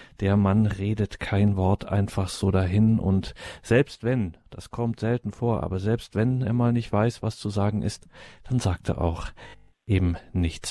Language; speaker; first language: German; native; German